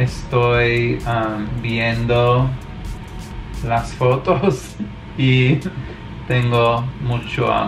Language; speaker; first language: Spanish; non-native, learner; English